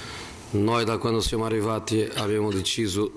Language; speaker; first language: Italian; non-native, fluent; Portuguese